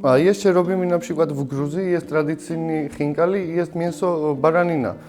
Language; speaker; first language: Polish; non-native, fluent; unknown